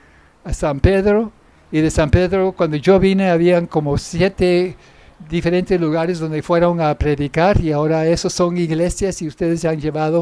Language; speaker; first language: Spanish; non-native, fluent; English